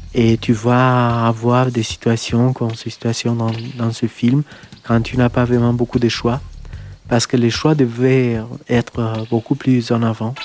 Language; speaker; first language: French; non-native, fluent; Romanian